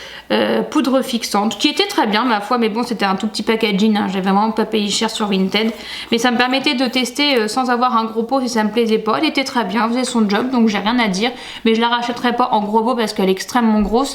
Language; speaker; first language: French; native; French